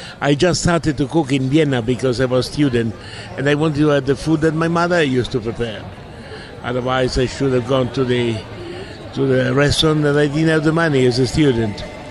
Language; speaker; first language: English; non-native, fluent; Italian